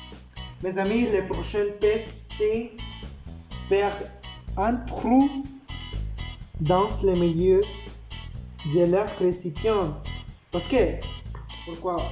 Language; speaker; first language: French; non-native, learner; Spanish